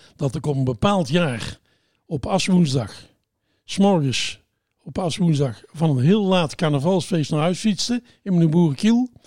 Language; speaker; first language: Dutch; native; Dutch